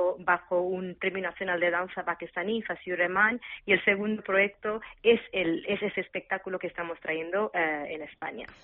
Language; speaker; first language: Spanish; non-native, fluent; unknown